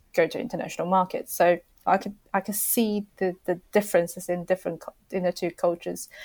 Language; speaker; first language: English; non-native, fluent; Chinese